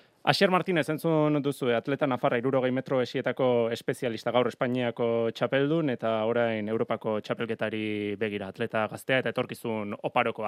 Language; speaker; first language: Basque; native; Basque